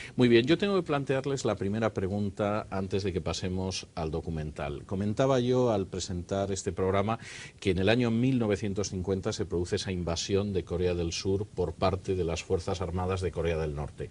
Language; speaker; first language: Spanish; native; Spanish